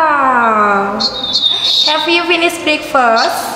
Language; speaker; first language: English; non-native, learner; Indonesian